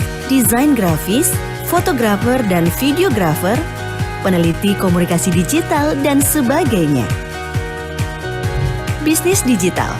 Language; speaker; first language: Indonesian; native; Indonesian